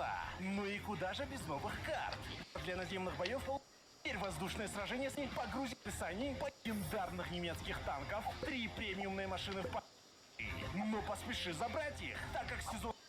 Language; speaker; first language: Russian; native; Russian